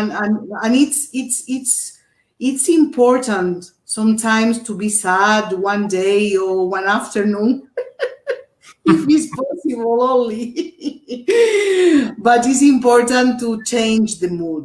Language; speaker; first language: English; non-native, learner; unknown